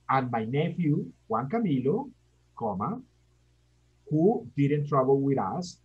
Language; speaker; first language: English; non-native, fluent; Spanish